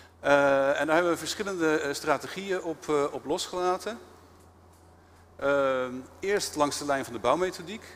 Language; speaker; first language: Dutch; native; Dutch